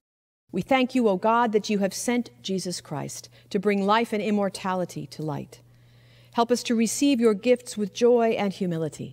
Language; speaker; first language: English; native; English